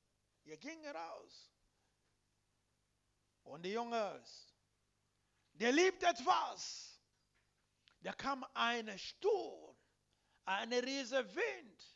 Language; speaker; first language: German; non-native, learner; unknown